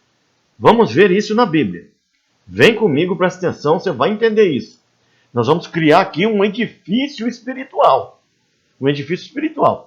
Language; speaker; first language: Portuguese; native; Portuguese